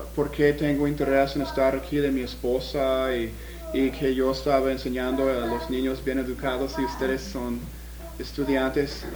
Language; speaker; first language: Spanish; non-native, fluent; English